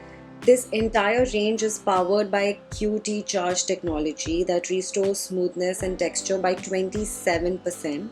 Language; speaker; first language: English; non-native, local second language; Hindi